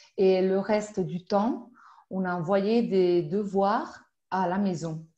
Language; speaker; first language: French; non-native, fluent; Spanish